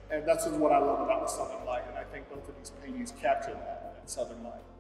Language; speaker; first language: English; native; English